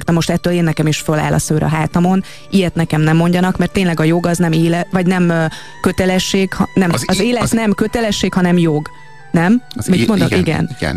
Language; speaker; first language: Hungarian; native; Hungarian